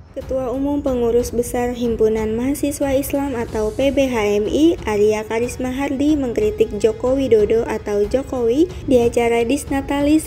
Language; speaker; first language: Indonesian; native; Indonesian